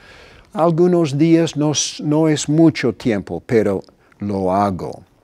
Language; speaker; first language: Spanish; non-native, fluent; English